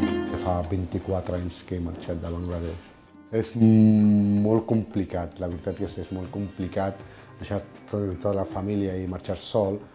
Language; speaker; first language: Catalan; non-native, fluent; Bangla